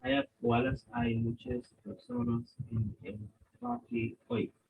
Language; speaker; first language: Spanish; non-native, learner; English